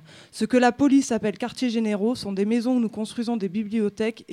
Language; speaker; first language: French; native; French